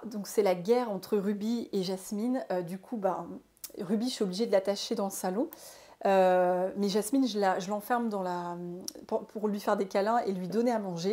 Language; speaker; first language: French; native; French